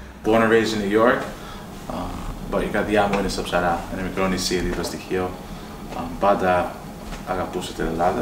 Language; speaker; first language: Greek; early bilingual, heritage; English